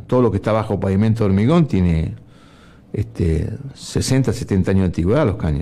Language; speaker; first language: Spanish; native; Spanish